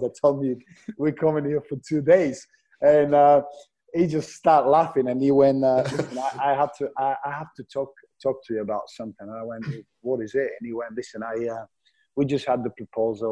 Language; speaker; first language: English; non-native, fluent; Bulgarian